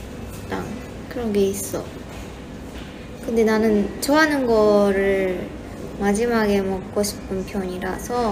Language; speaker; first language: Korean; non-native, fluent; Japanese